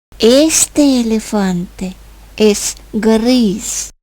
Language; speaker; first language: Spanish; non-native, fluent; Ukrainian